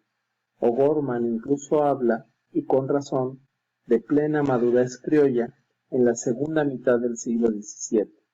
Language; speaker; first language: Spanish; native; Spanish